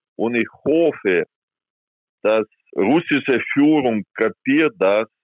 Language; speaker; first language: German; non-native, fluent; Ukrainian